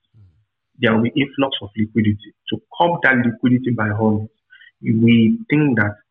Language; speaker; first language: English; non-native, local second language; Yoruba